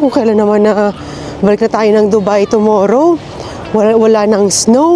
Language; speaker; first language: Filipino; native; Filipino